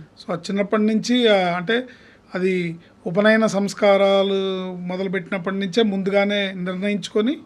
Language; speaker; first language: Telugu; native; Telugu